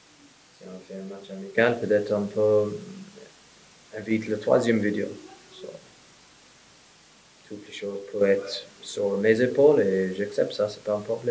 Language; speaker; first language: French; non-native, fluent; English